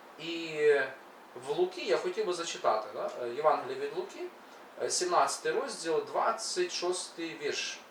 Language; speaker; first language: Ukrainian; native; Ukrainian